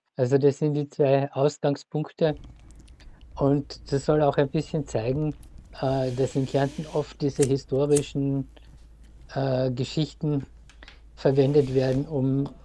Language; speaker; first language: German; native; German